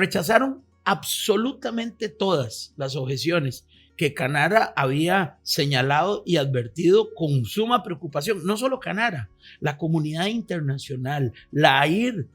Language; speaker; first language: Spanish; native; Spanish